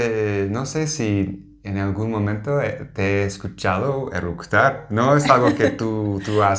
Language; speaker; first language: Spanish; non-native, fluent; English